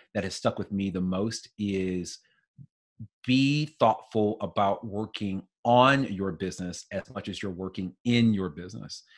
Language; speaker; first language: English; native; English